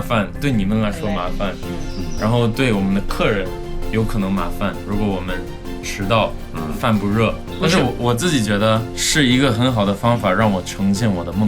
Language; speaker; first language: Chinese; non-native, local second language; English